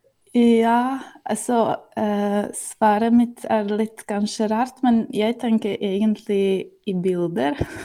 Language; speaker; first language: Norwegian; non-native, fluent; Slovak